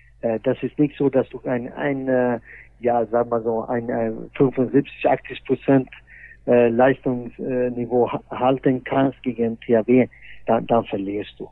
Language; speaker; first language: German; non-native, fluent; Swedish